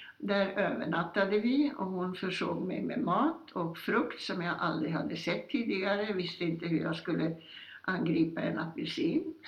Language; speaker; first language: Swedish; early bilingual, other home language; Polish